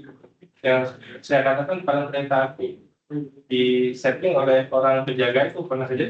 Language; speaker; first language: Indonesian; native; Indonesian